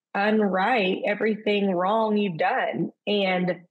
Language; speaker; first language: English; native; English